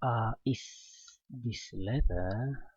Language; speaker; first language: English; non-native, learner; Indonesian